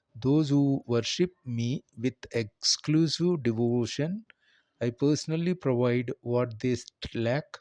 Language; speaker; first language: English; non-native, local second language; Telugu